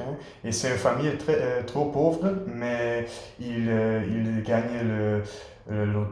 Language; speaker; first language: French; non-native, learner; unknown